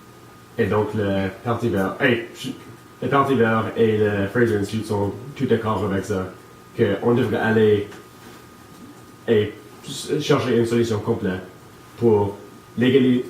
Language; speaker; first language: French; non-native, local second language; English